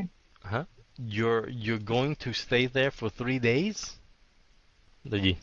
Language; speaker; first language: English; early bilingual, heritage; Vietnamese